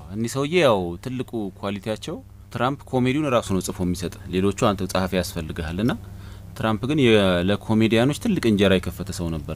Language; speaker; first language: Amharic; native; Amharic